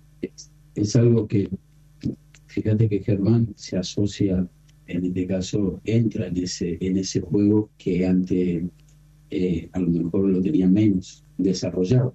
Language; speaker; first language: Spanish; native; Spanish